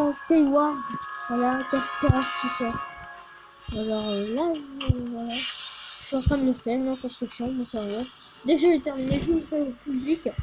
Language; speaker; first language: French; native; French